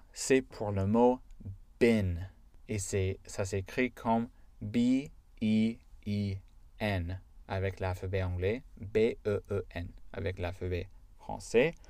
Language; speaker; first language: French; non-native, fluent; English